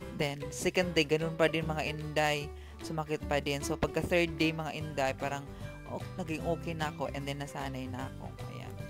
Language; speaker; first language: Filipino; non-native, local second language; Cebuano